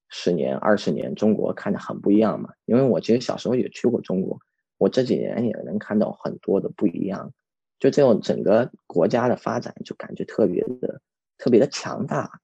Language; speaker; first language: Chinese; early bilingual, heritage; Chinese